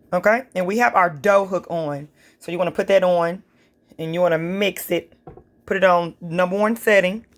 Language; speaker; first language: English; native; English